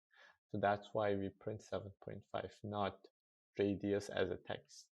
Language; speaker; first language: English; non-native, fluent; Turkish